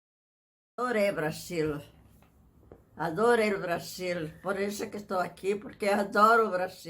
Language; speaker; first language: Portuguese; non-native, learner; Catalan